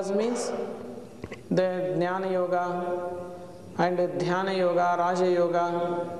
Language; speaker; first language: English; non-native, local second language; Kannada